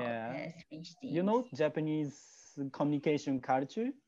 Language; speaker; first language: English; non-native, learner; Japanese